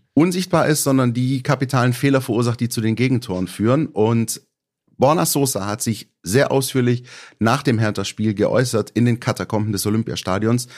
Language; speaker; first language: German; native; German